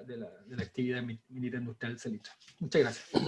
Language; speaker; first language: Spanish; native; Spanish